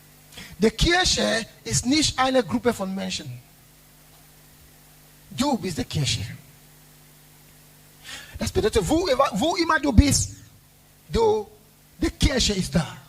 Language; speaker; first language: German; non-native, learner; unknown